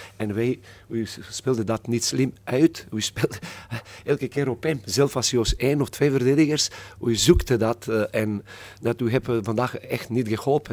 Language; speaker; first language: Dutch; non-native, fluent; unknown